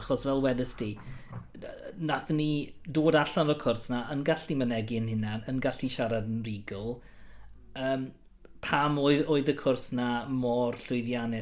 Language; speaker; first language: Welsh; non-native, local second language; English